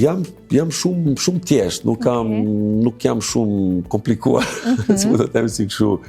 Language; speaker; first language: Albanian; non-native, learner; Serbian